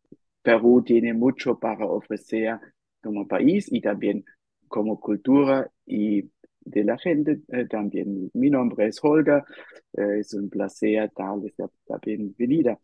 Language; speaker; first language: Spanish; non-native, fluent; German